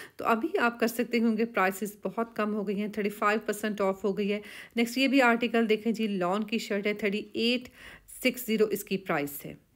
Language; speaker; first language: Urdu; native; Urdu